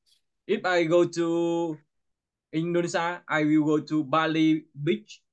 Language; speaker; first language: English; non-native, learner; Vietnamese